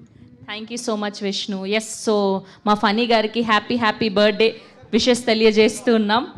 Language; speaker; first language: Telugu; native; Telugu